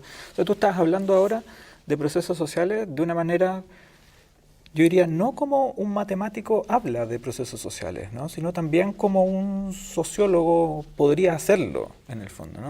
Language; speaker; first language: Spanish; native; Spanish